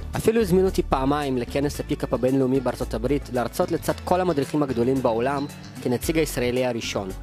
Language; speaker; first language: Hebrew; early bilingual, other home language; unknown